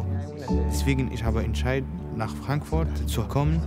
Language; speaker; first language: German; non-native, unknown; Arabic